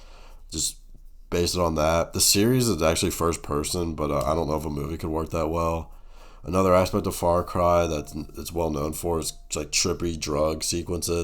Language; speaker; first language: English; native; English